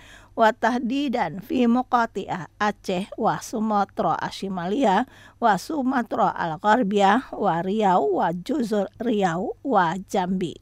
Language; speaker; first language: Arabic; non-native, fluent; Indonesian